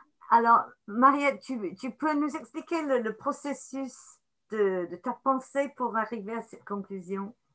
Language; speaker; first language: French; non-native, fluent; English